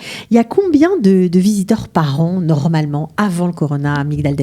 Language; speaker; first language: French; native; French